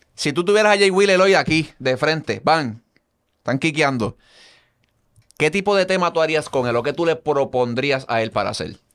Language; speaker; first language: Spanish; native; Spanish